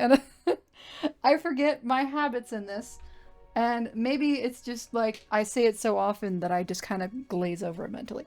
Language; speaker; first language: English; native; English